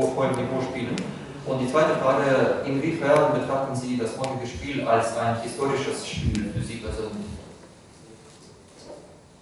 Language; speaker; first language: German; non-native, fluent; Russian